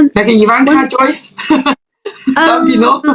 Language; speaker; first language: English; non-native, fluent; Chinese